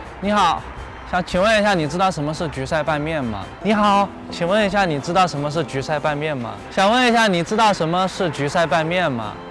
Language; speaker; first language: Chinese; native; Chinese